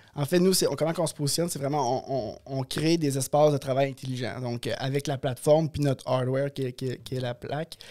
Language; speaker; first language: French; native; French